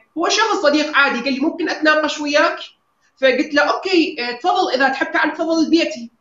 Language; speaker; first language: Arabic; native; Arabic